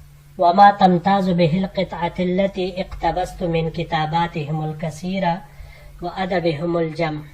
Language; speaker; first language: Arabic; non-native, fluent; Urdu